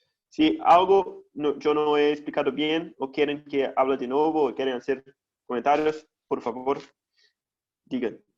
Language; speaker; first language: Spanish; non-native, fluent; Portuguese